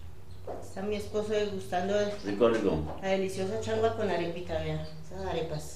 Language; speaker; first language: Spanish; native; Spanish